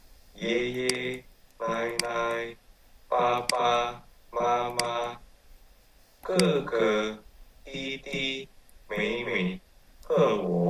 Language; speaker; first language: Chinese; non-native, learner; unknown